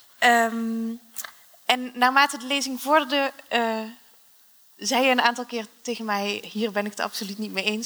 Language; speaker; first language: Dutch; native; Dutch